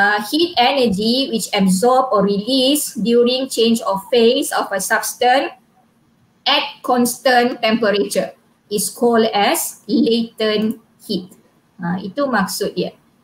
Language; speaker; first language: English; non-native, local second language; Malay